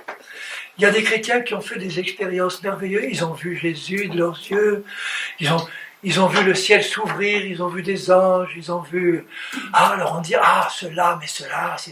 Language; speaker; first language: French; native; French